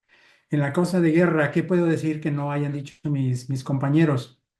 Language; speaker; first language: Spanish; native; Spanish